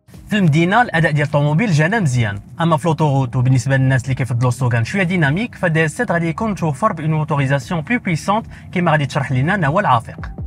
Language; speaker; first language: French; non-native, local second language; Arabic